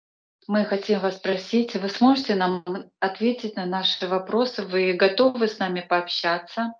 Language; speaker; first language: Russian; native; Russian